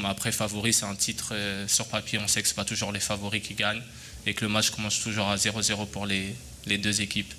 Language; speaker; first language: French; native; French